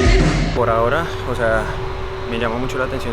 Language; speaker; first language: Spanish; native; Spanish